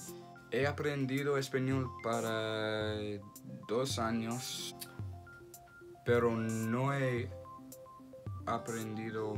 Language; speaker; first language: Spanish; non-native, learner; English